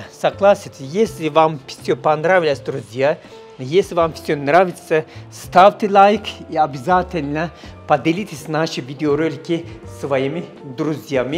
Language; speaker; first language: Russian; non-native, learner; Turkish